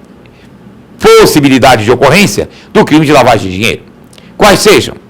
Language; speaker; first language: Portuguese; native; Portuguese